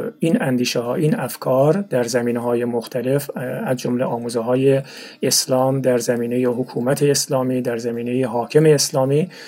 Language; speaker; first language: Persian; non-native, local second language; Turkmen